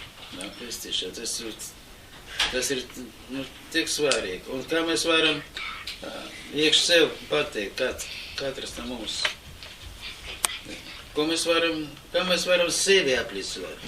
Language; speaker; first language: Latvian; non-native, local second language; Russian